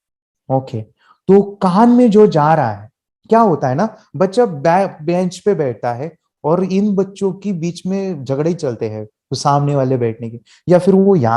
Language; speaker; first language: Hindi; native; Hindi